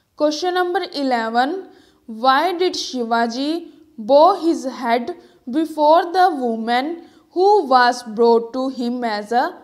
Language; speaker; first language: Hindi; native; Hindi